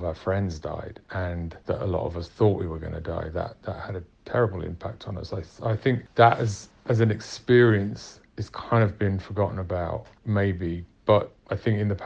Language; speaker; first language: English; native; English